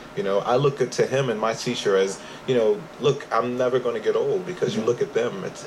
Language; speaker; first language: English; native; English